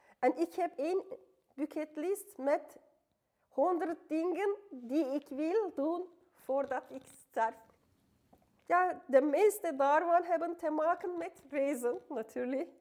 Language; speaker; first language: Dutch; non-native, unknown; Turkish